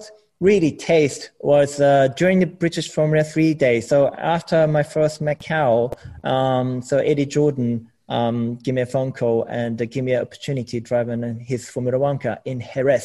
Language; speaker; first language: English; non-native, fluent; Japanese